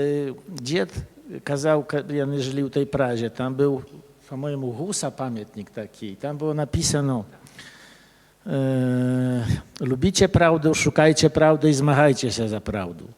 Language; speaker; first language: Polish; early bilingual, other home language; Belarusian